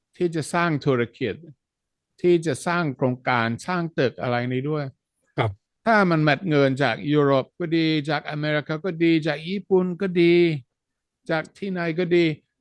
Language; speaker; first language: Thai; non-native, fluent; Dutch